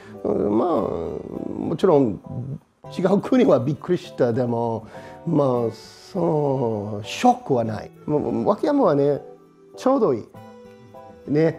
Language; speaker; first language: Japanese; non-native, fluent; English